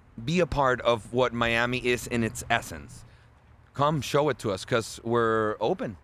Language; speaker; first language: English; early bilingual, other home language; Spanish